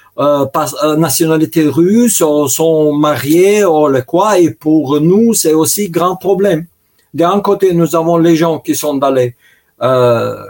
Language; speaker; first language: French; non-native, learner; Russian